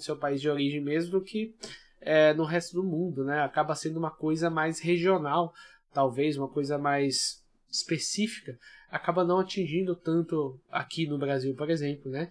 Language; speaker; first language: Portuguese; native; Portuguese